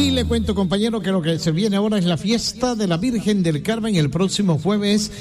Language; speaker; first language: Spanish; native; Spanish